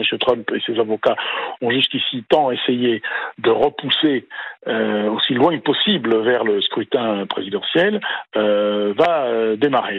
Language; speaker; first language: French; native; French